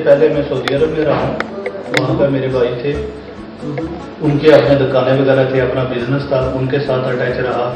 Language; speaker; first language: Urdu; non-native, local second language; Pahari-Potwari